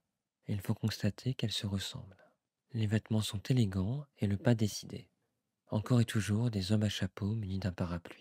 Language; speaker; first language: French; native; French